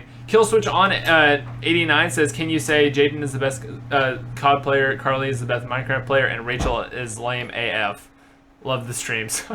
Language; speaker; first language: English; native; English